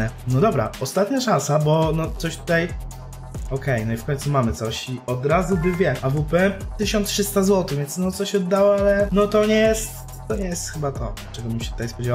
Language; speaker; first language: Polish; native; Polish